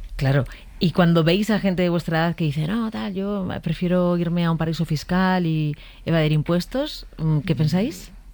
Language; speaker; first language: Spanish; native; Spanish